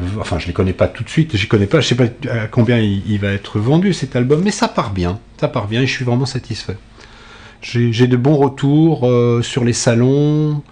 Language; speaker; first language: French; native; French